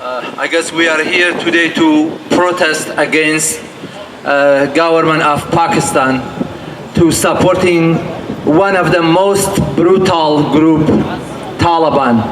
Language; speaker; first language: English; non-native, fluent; Persian